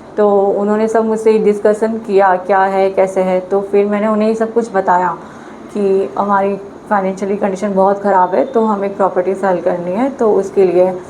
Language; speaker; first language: Hindi; native; Hindi